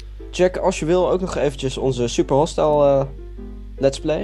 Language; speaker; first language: Dutch; native; Dutch